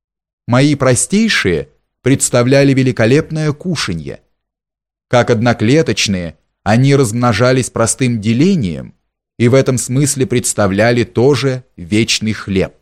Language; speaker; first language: Russian; native; Russian